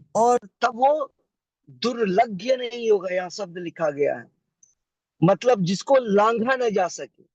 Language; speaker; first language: Hindi; native; Hindi